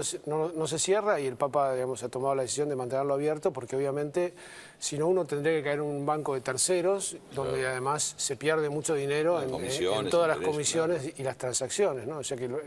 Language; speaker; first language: Spanish; native; Spanish